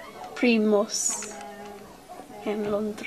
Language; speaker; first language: Spanish; non-native, learner; English